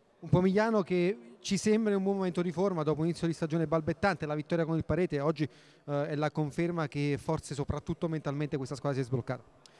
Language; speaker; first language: Italian; native; Italian